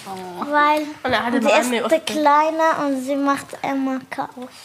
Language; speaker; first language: German; non-native, learner; Arabic